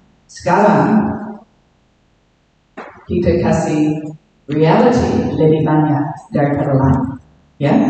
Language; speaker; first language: Indonesian; non-native, learner; English